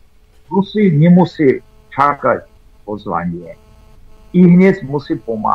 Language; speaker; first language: Slovak; non-native, fluent; Armenian